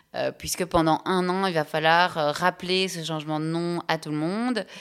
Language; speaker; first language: French; native; French